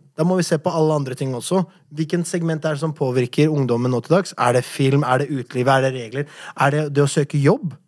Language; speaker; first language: Norwegian; native; Norwegian